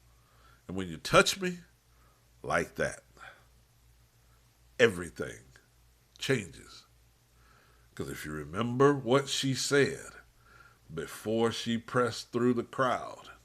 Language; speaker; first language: English; native; English